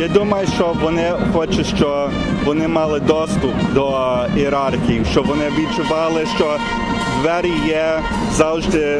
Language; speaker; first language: Ukrainian; early bilingual, heritage; Ukrainian